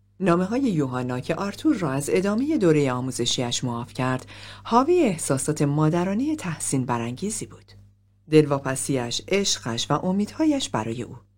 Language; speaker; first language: Persian; native; Persian